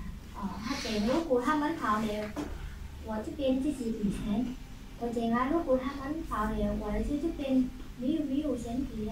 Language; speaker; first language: Chinese; non-native, learner; Vietnamese